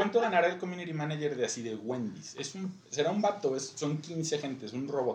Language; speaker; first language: Spanish; native; Spanish